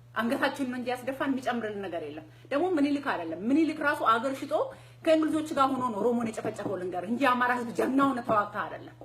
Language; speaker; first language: Amharic; non-native, local second language; Oromo